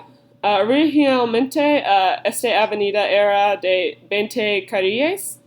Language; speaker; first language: Spanish; non-native, learner; English